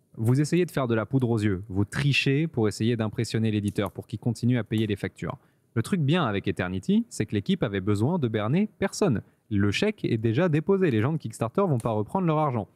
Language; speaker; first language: French; native; French